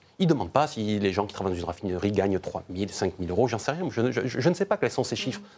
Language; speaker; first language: French; native; French